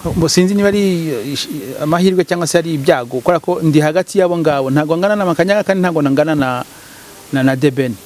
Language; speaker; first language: Kinyarwanda; early bilingual, heritage; Kinyarwanda